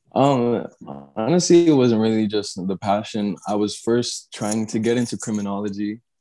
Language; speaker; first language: English; native; English